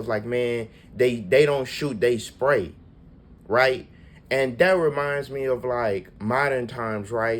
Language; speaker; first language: English; native; English